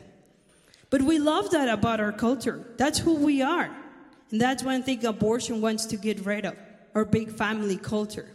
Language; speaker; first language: English; non-native, fluent; Spanish